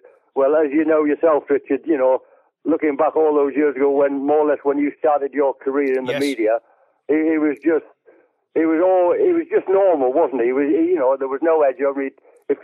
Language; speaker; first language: English; native; English